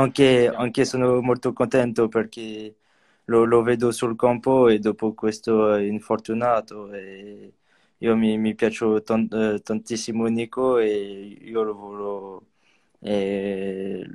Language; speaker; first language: Italian; non-native, learner; French